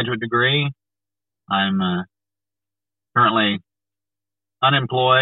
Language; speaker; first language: English; native; English